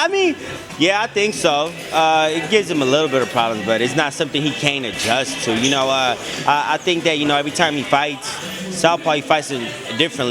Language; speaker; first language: English; native; English